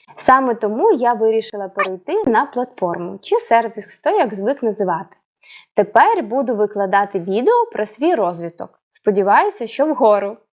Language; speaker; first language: Ukrainian; non-native, local second language; Russian